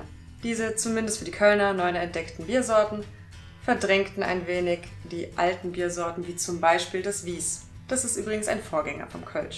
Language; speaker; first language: German; native; German